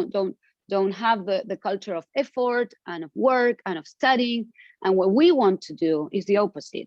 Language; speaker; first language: English; non-native, fluent; Spanish